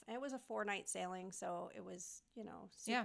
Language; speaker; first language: English; native; English